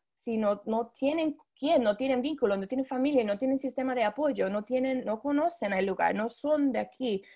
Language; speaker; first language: Spanish; non-native, fluent; English